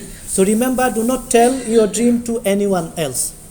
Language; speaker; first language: English; non-native, local second language; Bangla